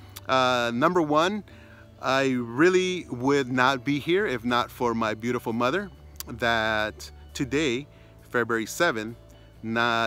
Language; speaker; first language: English; early bilingual, other home language; Spanish